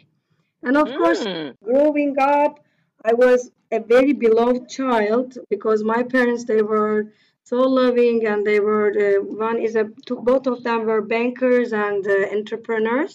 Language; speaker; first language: English; non-native, fluent; Turkish